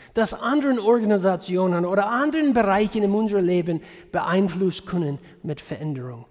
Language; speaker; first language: German; non-native, fluent; English